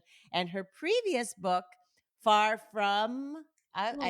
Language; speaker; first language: English; native; English